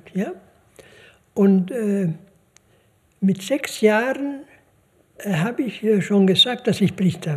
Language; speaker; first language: German; non-native, fluent; Hungarian